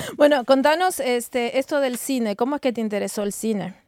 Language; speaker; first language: Spanish; native; Spanish